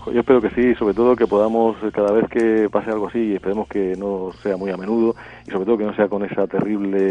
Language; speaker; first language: Spanish; native; Spanish